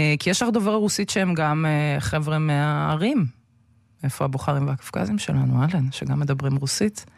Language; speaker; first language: Hebrew; early bilingual, other home language; Russian